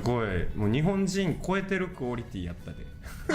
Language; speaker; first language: Japanese; native; Japanese